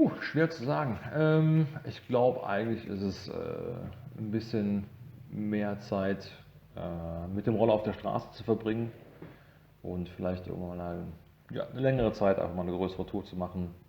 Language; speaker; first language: German; native; German